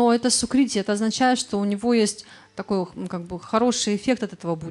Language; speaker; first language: Russian; native; Russian